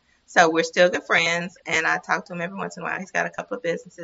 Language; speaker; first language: English; native; English